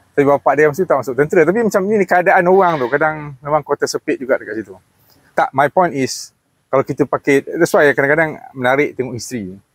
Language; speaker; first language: Malay; native; Malay